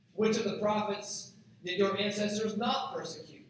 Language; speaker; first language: English; native; English